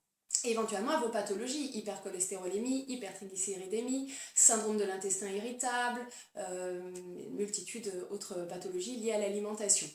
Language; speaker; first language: French; native; French